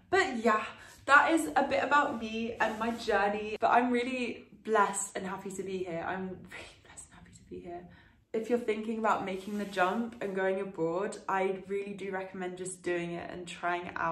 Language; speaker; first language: English; early bilingual, other home language; French